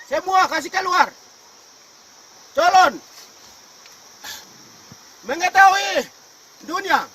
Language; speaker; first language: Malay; non-native, local second language; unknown